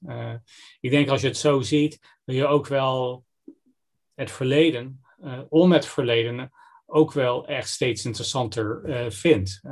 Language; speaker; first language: Dutch; non-native, fluent; English